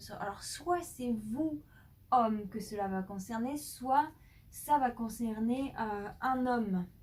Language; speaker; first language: French; native; French